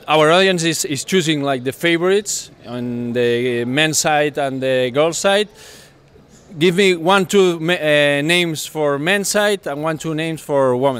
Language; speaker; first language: English; non-native, fluent; Spanish